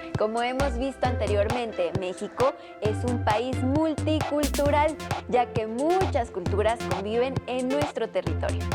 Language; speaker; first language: Spanish; native; Spanish